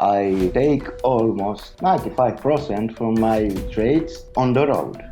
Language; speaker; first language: English; non-native, learner; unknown